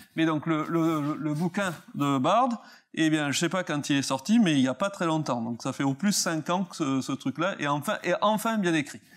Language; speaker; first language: French; native; French